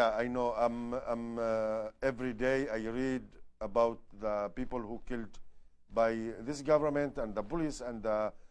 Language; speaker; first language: English; non-native, learner; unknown